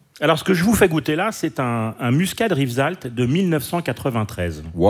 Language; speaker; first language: French; native; French